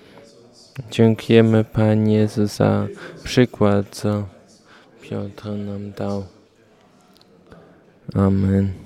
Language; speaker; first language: Polish; non-native, learner; German